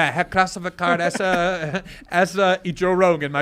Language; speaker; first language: Portuguese; non-native, fluent; English